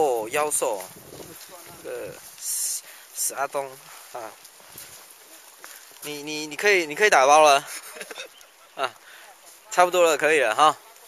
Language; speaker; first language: Chinese; native; Chinese